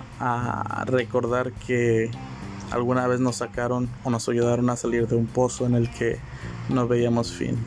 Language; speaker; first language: Spanish; native; Spanish